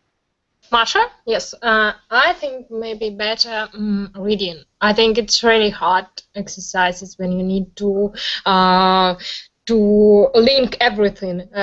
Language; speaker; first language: English; non-native, learner; Russian